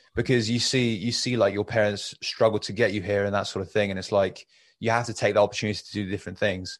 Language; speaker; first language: English; early bilingual, other home language; Persian